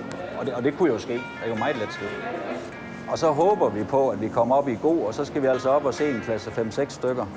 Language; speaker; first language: Danish; native; Danish